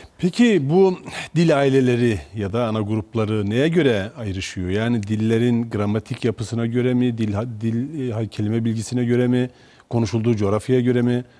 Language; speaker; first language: Turkish; native; Turkish